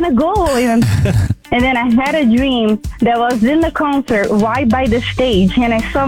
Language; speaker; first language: English; non-native, fluent; Portuguese